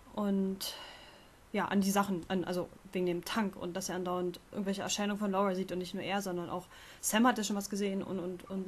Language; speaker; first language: German; native; German